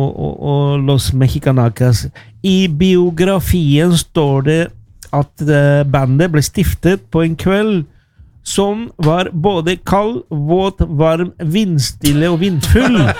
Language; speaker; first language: Norwegian; non-native, fluent; Spanish